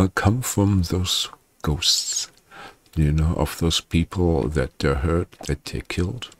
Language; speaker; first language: English; non-native, fluent; German